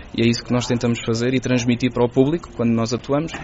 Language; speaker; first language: Portuguese; native; Portuguese